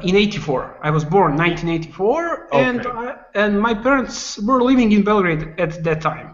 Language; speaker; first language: English; non-native, fluent; Serbian